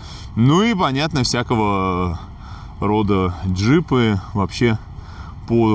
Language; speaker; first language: Russian; native; Russian